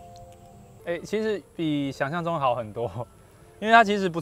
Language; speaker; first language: Chinese; native; Chinese